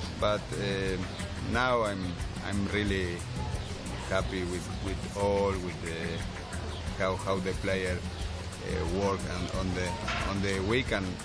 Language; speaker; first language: English; non-native, learner; Spanish